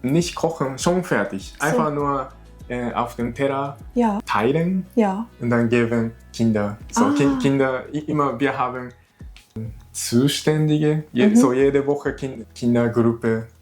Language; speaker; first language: German; non-native, learner; Japanese